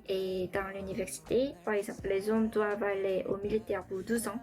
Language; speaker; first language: French; non-native, learner; Korean